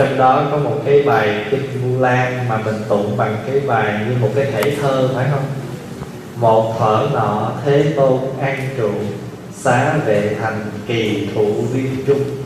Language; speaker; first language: Vietnamese; early bilingual, heritage; Vietnamese